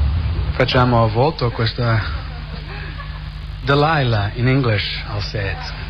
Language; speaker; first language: Italian; non-native, fluent; English